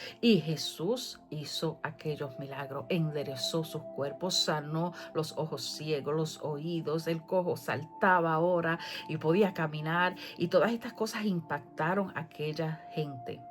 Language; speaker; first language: Spanish; native; Spanish